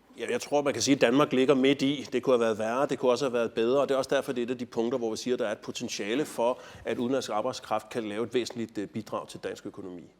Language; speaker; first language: Danish; native; Danish